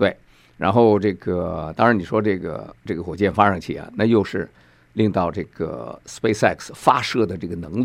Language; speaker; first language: Chinese; native; Chinese